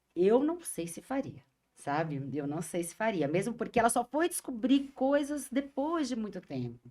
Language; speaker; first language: Portuguese; native; Portuguese